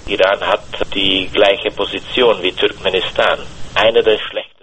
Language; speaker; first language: German; non-native, fluent; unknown